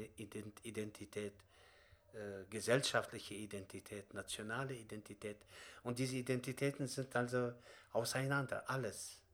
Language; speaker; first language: German; non-native, fluent; Russian